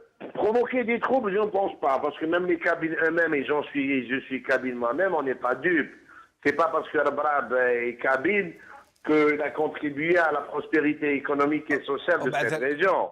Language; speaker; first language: French; non-native, local second language; Kabyle